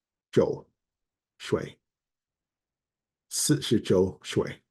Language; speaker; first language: Chinese; non-native, learner; English